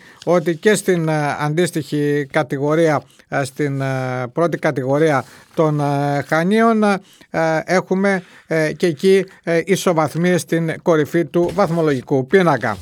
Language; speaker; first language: Greek; native; Greek